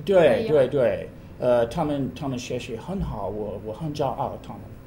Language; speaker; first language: Chinese; non-native, learner; English